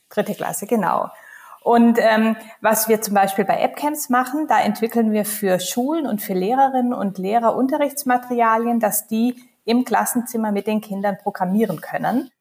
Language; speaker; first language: German; native; German